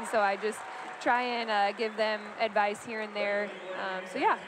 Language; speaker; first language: English; native; English